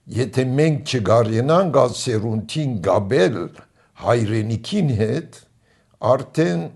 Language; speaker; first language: Armenian; native; Armenian